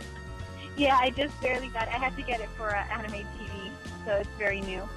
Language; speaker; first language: English; native; English